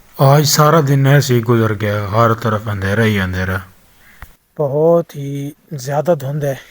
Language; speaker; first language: Urdu; non-native, local second language; Punjabi